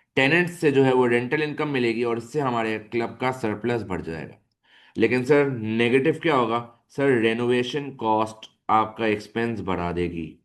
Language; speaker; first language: Urdu; native; Urdu